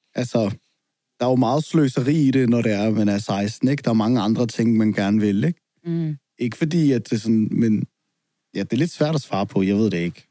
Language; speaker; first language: Danish; early bilingual, other home language; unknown